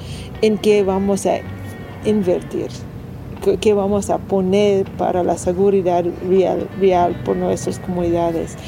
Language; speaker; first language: Spanish; non-native, learner; English